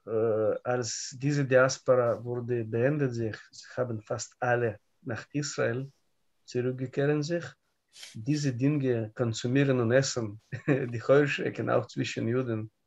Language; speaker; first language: German; non-native, learner; Russian